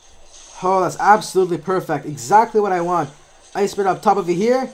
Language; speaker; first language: English; native; English